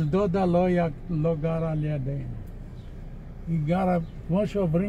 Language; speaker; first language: Hebrew; non-native, fluent; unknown